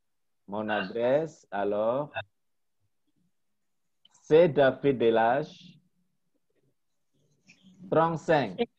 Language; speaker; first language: French; non-native, fluent; Indonesian